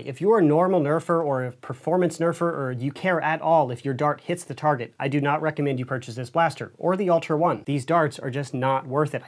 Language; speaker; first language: English; native; English